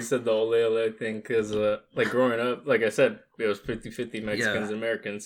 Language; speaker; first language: English; early bilingual, other home language; Spanish